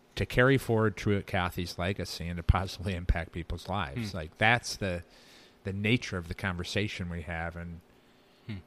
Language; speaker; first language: English; native; English